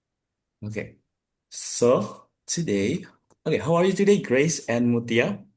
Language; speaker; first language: English; non-native, fluent; Indonesian